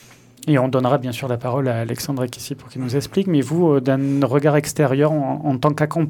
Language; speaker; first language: French; native; French